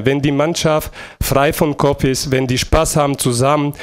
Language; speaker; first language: German; non-native, fluent; Bulgarian